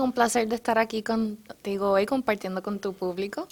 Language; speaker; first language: Spanish; native; Spanish